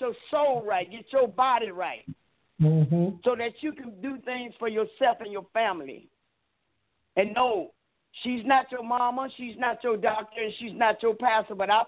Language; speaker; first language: English; native; English